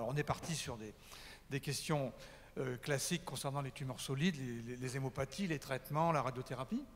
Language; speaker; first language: French; native; French